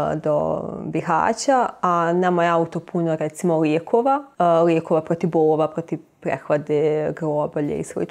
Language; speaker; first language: Bosnian; native; Bosnian